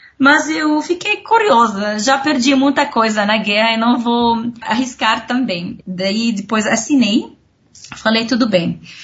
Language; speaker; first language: Portuguese; non-native, fluent; Arabic